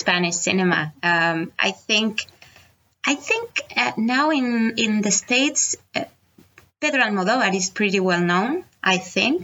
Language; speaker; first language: English; non-native, fluent; Spanish